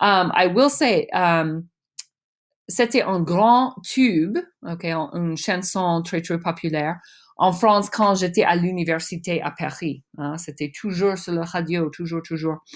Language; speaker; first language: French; non-native, fluent; English